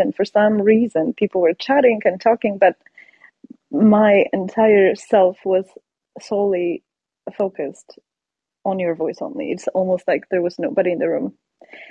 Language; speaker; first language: English; non-native, fluent; Polish